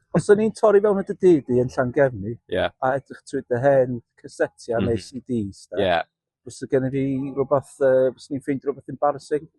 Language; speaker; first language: Welsh; native; Welsh